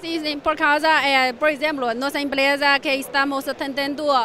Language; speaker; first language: Portuguese; non-native, learner; Chinese